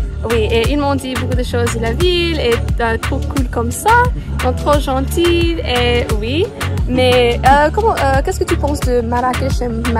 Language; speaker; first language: French; non-native, learner; English